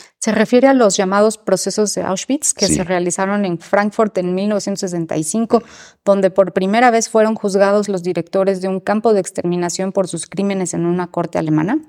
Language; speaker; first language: Spanish; native; Spanish